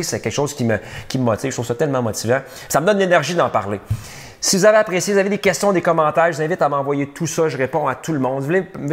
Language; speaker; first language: French; native; French